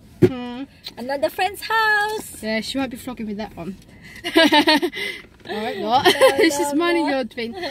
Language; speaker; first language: English; native; English